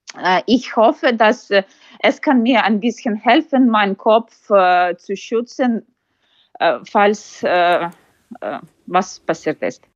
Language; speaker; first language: German; non-native, learner; Ukrainian